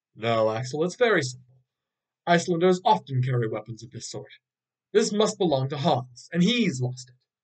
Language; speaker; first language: English; native; English